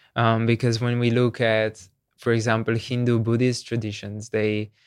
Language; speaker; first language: English; non-native, fluent; Slovenian